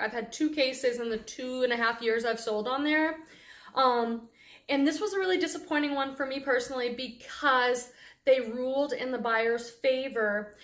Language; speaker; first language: English; native; English